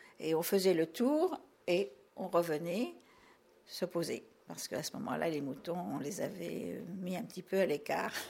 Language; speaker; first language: French; native; French